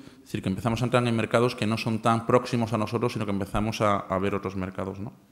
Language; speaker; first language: Spanish; native; Spanish